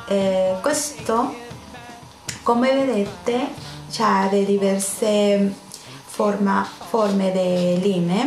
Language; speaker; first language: Italian; non-native, fluent; Spanish